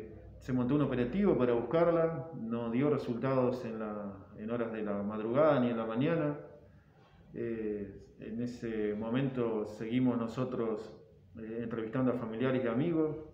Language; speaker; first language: Spanish; native; Spanish